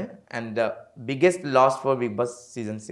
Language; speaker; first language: Malayalam; non-native, learner; Assamese